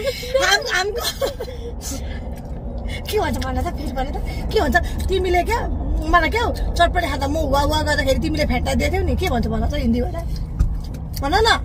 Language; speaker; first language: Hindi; non-native, learner; Nepali